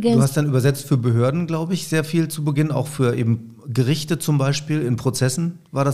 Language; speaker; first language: German; native; German